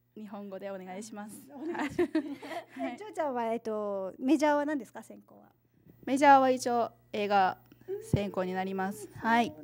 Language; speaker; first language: Japanese; early bilingual, other home language; Chinese